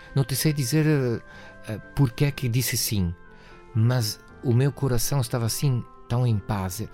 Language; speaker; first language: Portuguese; non-native, fluent; Italian